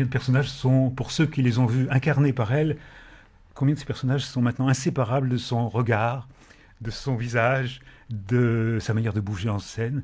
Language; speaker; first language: French; native; French